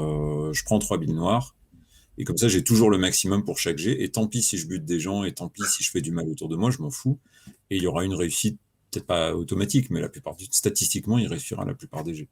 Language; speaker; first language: French; native; French